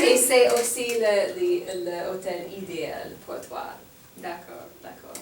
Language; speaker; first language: French; non-native, fluent; English